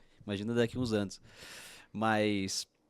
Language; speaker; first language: Portuguese; native; Portuguese